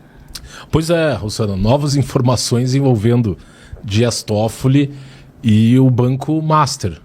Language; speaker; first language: Portuguese; native; Portuguese